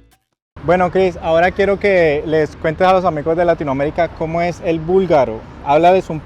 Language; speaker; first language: Spanish; native; Spanish